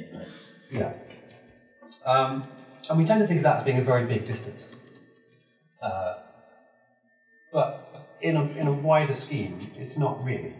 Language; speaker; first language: English; native; English